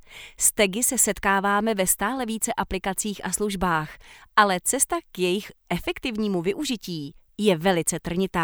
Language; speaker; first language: Czech; native; Czech